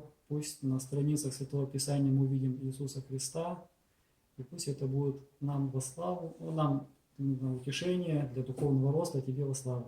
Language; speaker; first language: Russian; native; Russian